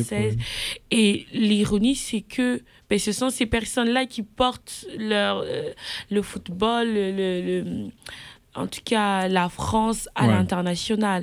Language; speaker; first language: French; native; French